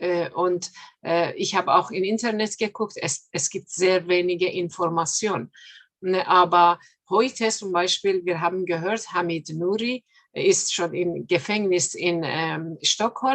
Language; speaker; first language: German; non-native, fluent; Persian